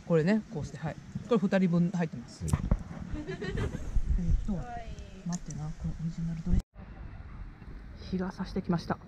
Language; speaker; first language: Japanese; native; Japanese